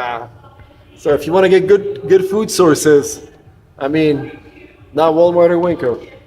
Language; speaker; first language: English; non-native, fluent; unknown